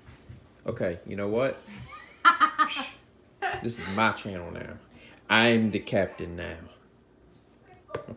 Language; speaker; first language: English; native; English